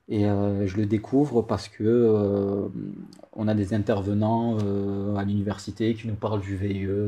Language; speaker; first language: French; native; French